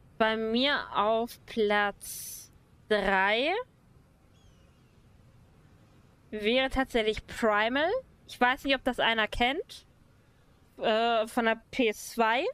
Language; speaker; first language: German; native; German